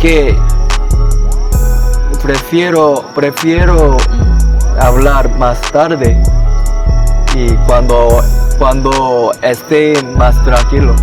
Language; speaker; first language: Spanish; non-native, learner; Korean